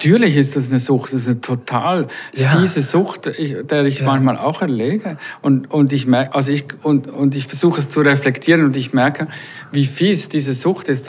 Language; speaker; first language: German; native; German